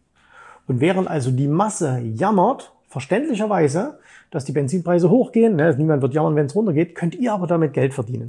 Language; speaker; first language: German; native; German